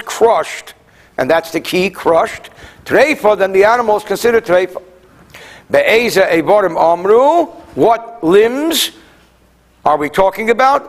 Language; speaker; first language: English; native; English